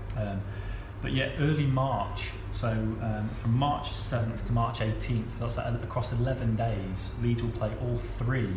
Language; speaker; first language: English; native; English